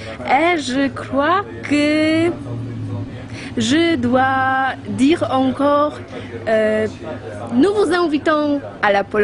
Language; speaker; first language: French; non-native, learner; Polish